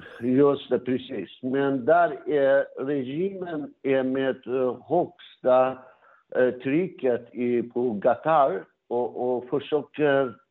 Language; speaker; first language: Swedish; non-native, fluent; Persian